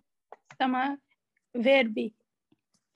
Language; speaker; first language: Finnish; non-native, learner; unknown